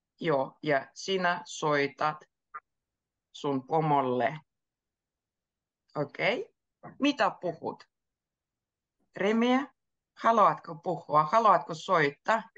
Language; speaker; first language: Finnish; native; Finnish